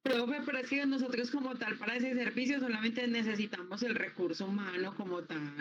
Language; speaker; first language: Spanish; native; Spanish